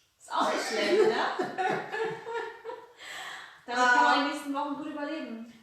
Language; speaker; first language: German; native; German